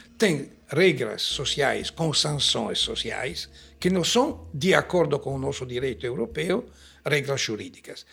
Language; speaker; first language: Portuguese; non-native, fluent; Italian